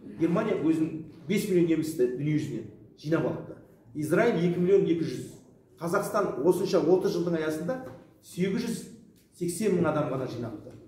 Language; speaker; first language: Kazakh; early bilingual, heritage; Kazakh